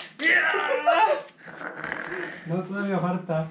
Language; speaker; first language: Spanish; non-native, learner; Japanese